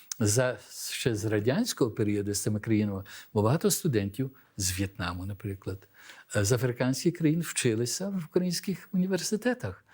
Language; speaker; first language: Ukrainian; early bilingual, heritage; Ukrainian